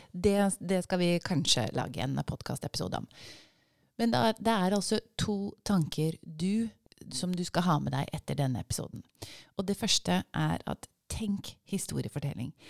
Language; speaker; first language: Norwegian; native; Norwegian